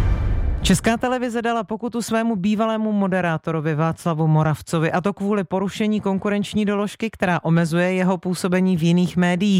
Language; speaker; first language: Czech; native; Czech